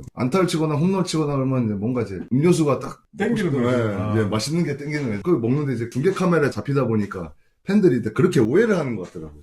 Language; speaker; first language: Korean; native; Korean